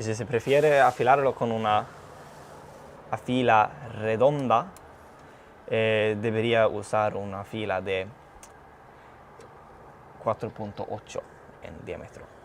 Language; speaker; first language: Spanish; non-native, fluent; Swedish